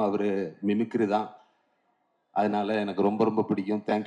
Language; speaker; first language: Tamil; non-native, fluent; Malayalam